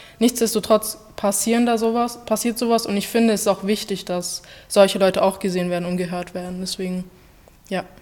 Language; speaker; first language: German; early bilingual, other home language; Arabic